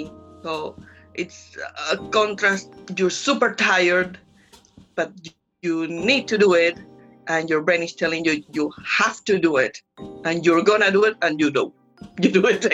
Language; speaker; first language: English; non-native, fluent; Spanish